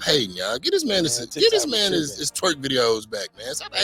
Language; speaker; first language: English; native; English